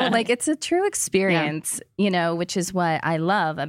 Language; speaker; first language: English; native; English